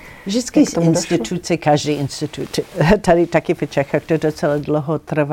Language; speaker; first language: Czech; non-native, fluent; English